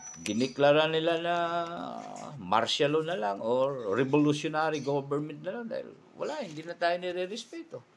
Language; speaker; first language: Filipino; non-native, local second language; Cebuano